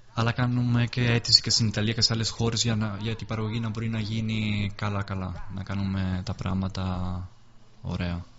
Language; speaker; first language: Greek; non-native, fluent; Italian